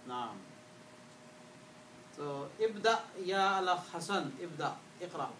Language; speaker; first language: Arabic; non-native, fluent; Urdu